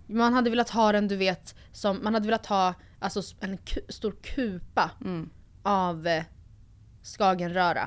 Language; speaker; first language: Swedish; native; Swedish